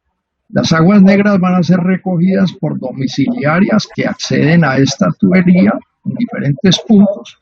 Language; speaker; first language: Spanish; native; Spanish